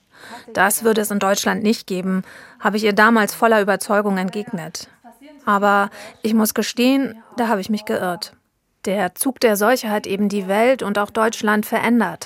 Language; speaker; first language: German; native; German